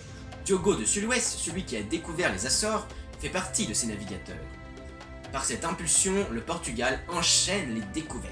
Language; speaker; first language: French; native; French